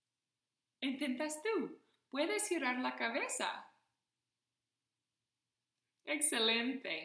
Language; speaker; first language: Spanish; non-native, fluent; English